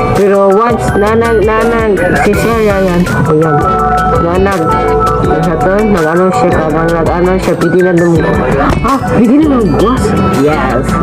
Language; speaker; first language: Filipino; non-native, local second language; Cebuano